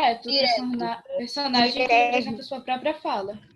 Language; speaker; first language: Portuguese; native; Portuguese